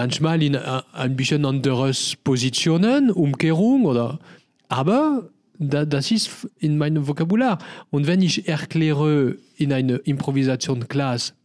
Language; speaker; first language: German; non-native, learner; French